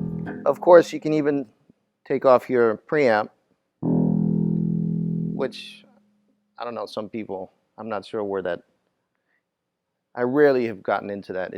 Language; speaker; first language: English; native; English